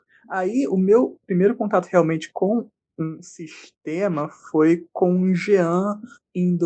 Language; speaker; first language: Portuguese; native; Portuguese